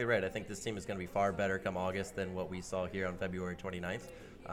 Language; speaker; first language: English; native; English